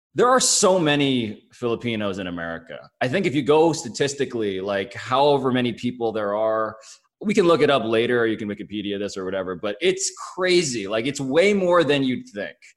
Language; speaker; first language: English; early bilingual, other home language; Filipino